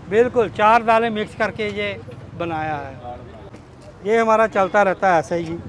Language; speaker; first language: Hindi; native; Hindi